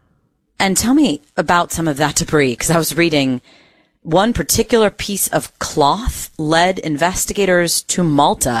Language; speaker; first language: English; native; English